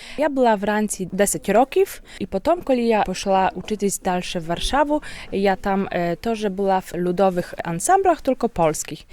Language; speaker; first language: Ukrainian; early bilingual, heritage; Ukrainian